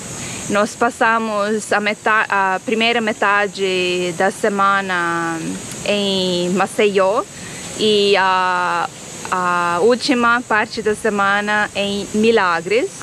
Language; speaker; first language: Portuguese; non-native, fluent; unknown